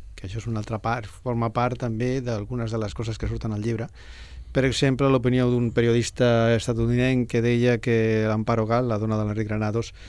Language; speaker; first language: Catalan; non-native, local second language; Spanish